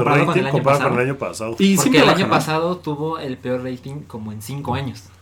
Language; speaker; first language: Spanish; native; Spanish